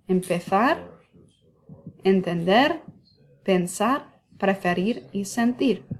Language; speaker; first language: Spanish; non-native, fluent; English